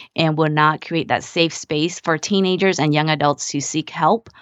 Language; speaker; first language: English; early bilingual, other home language; Vietnamese